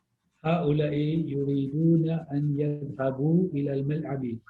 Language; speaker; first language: Arabic; non-native, learner; English